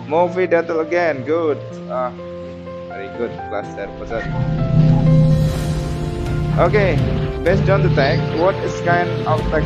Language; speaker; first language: English; non-native, fluent; Indonesian